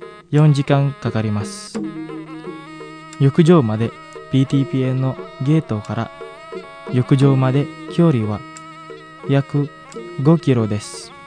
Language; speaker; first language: Japanese; non-native, fluent; Indonesian